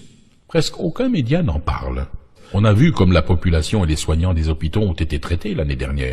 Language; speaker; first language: French; native; French